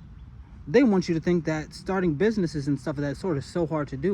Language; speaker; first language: English; native; English